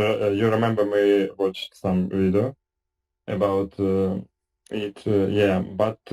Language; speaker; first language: English; non-native, learner; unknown